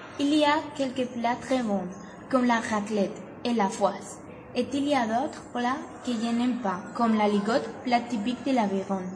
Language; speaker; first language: French; non-native, learner; Catalan